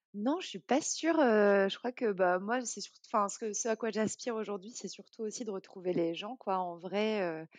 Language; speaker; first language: French; native; French